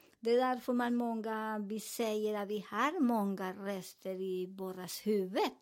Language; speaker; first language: Swedish; non-native, fluent; Spanish